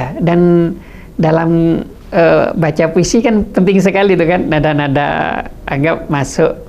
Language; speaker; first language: Indonesian; non-native, local second language; Madurese